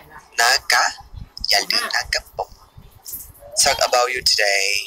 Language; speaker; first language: English; non-native, learner; Thai